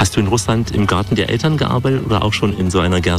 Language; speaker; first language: German; native; German